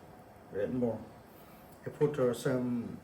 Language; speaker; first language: English; non-native, learner; Khmer